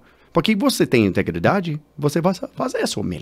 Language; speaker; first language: Portuguese; non-native, learner; English